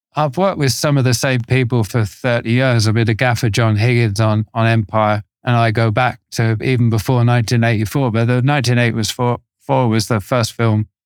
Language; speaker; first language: English; native; English